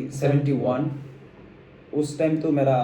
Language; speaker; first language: Hindi; non-native, fluent; Bangla